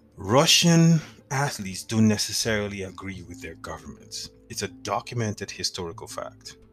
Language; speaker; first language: English; non-native, local second language; Yoruba